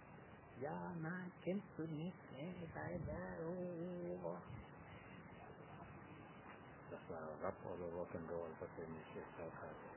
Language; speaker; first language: German; non-native, learner; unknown